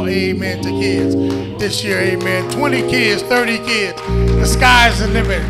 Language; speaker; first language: English; native; English